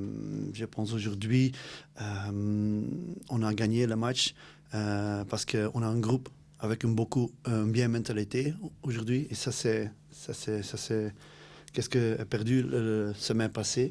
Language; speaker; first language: French; non-native, local second language; Dutch